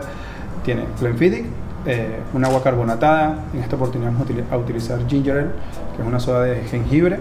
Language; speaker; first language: Spanish; native; Spanish